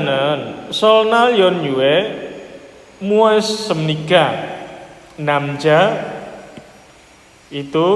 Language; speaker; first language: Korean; non-native, fluent; Indonesian